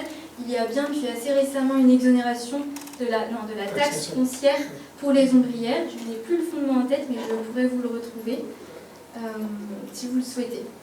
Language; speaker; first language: French; native; French